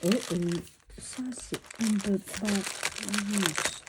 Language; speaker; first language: French; non-native, learner; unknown